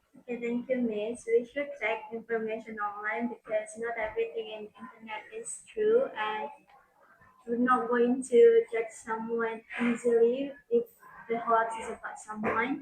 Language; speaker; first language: English; non-native, learner; Indonesian